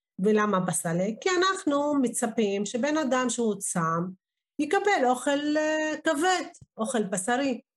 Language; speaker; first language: Hebrew; non-native, local second language; Arabic